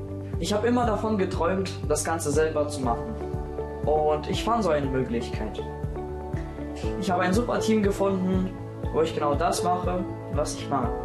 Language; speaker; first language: German; early bilingual, other home language; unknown